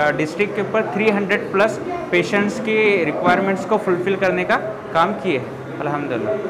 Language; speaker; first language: Hindi; native; Hindi